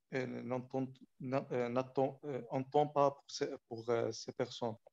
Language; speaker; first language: French; non-native, learner; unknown